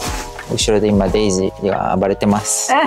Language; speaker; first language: Japanese; native; Japanese